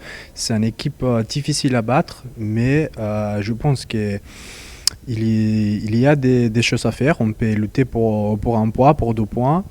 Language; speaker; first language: French; non-native, fluent; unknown